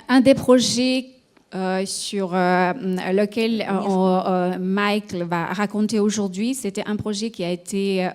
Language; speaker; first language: French; non-native, fluent; Russian